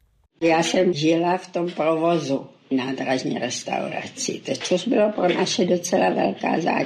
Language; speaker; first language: Czech; native; Czech